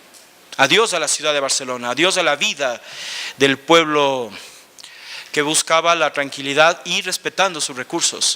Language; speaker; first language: Spanish; native; Spanish